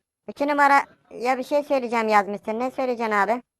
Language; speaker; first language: Turkish; native; Turkish